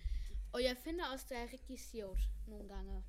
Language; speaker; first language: Danish; non-native, local second language; German